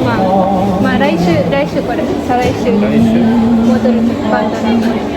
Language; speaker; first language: Japanese; non-native, learner; Filipino